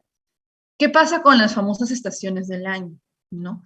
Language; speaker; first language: Spanish; native; Spanish